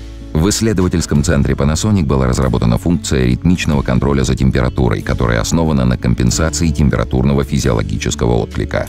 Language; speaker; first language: Russian; native; Russian